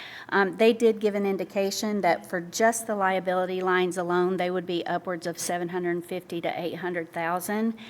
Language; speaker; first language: English; native; English